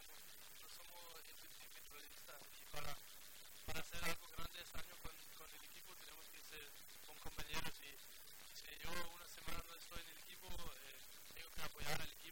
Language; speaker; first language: Spanish; non-native, learner; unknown